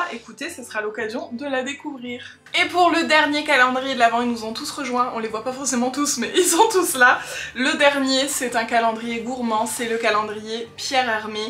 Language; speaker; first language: French; native; French